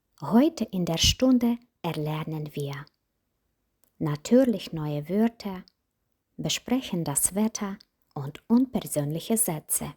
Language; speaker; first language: German; non-native, fluent; Ukrainian